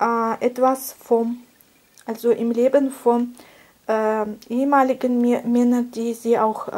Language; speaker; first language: German; non-native, fluent; Russian